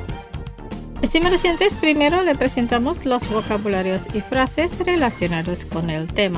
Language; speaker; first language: Spanish; non-native, fluent; Indonesian